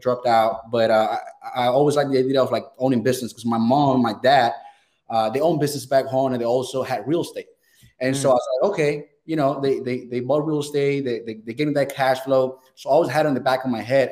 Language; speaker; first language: English; non-native, fluent; Spanish